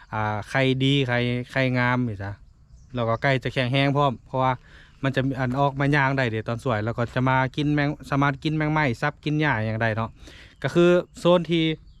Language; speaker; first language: Lao; native; Lao